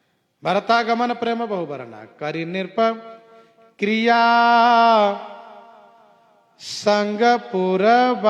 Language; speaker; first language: Hindi; native; Hindi